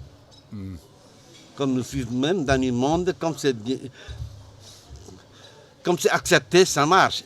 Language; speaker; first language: French; non-native, learner; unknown